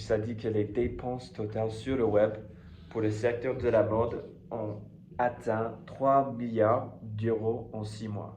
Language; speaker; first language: French; non-native, fluent; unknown